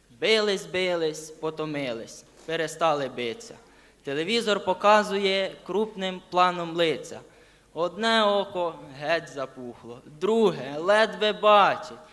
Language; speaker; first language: Ukrainian; native; Ukrainian